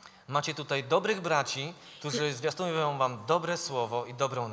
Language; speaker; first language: Polish; native; Polish